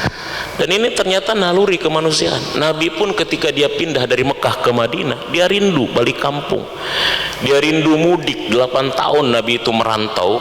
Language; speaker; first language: Indonesian; native; Indonesian